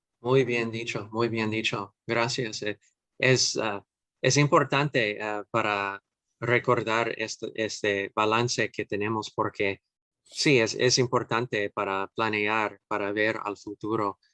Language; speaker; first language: Spanish; non-native, fluent; English